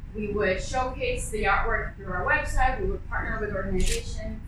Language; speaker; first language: English; early bilingual, other home language; Arabic